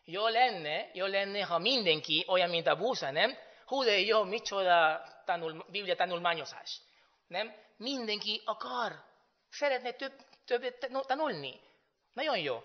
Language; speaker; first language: Hungarian; non-native, fluent; Spanish